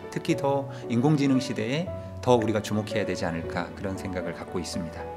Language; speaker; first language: Korean; native; Korean